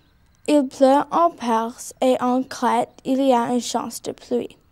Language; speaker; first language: French; non-native, learner; English